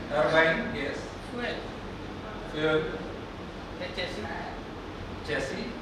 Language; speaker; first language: English; non-native, local second language; Hindi